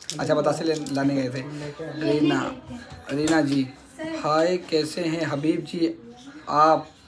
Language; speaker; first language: Hindi; native; Hindi